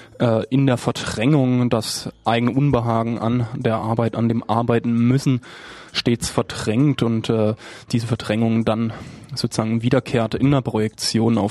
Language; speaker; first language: German; native; German